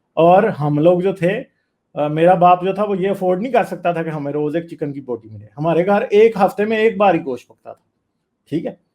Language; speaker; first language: Urdu; non-native, local second language; Punjabi